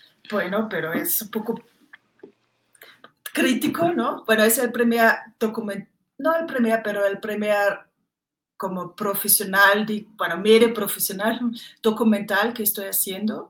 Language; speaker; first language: Spanish; non-native, fluent; German